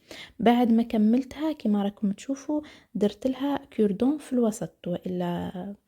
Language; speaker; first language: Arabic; native; Arabic